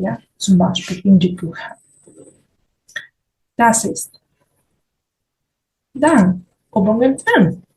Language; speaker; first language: German; non-native, fluent; Ukrainian